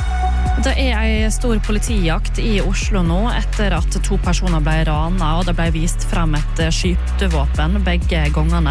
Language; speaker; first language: Norwegian; native; Norwegian